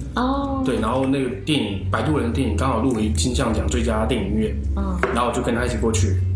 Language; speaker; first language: Chinese; native; Chinese